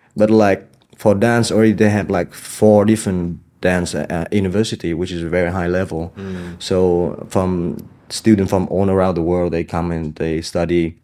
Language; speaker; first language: English; non-native, fluent; Vietnamese